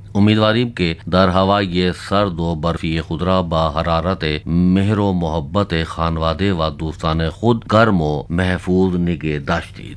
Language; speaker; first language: Persian; non-native, fluent; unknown